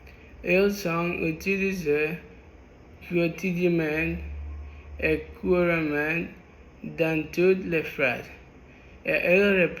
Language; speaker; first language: French; non-native, learner; Spanish